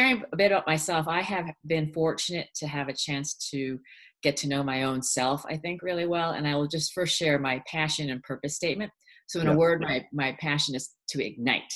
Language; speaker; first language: English; early bilingual, other home language; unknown